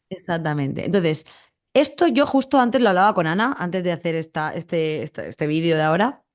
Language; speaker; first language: Spanish; native; Spanish